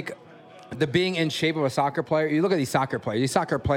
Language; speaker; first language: English; native; English